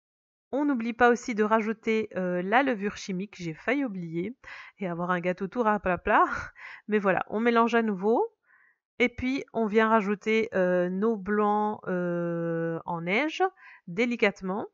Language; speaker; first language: French; native; French